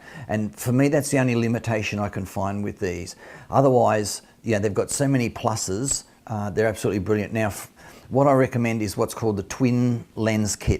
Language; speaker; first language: English; native; English